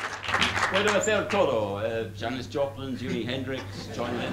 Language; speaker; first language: Spanish; non-native, learner; English